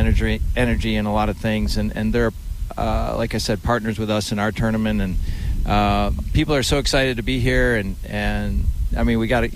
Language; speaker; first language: English; native; English